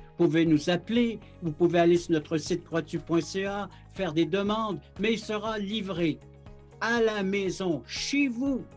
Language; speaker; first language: French; native; French